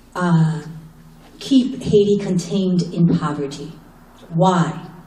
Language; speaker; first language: English; native; English